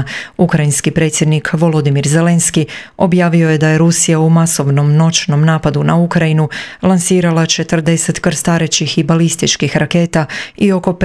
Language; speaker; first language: Croatian; native; Croatian